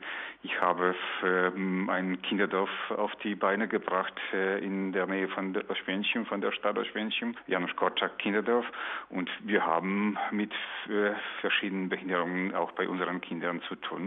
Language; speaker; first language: German; non-native, fluent; Polish